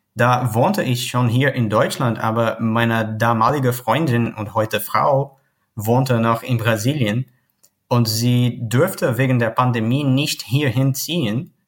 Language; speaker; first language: German; non-native, fluent; Portuguese